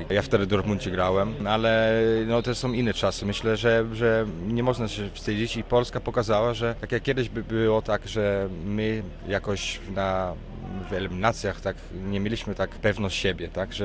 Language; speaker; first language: Polish; early bilingual, heritage; Polish